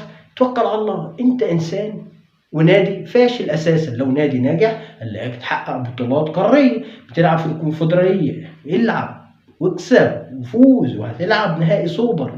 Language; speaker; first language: Arabic; native; Arabic